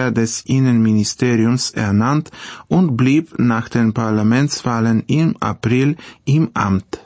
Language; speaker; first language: German; non-native, fluent; Bulgarian